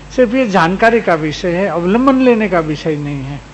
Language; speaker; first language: Hindi; non-native, local second language; Gujarati